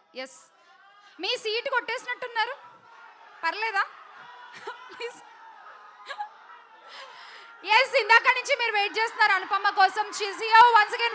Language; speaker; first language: Telugu; native; Telugu